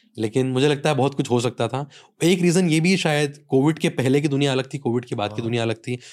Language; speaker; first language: Hindi; native; Hindi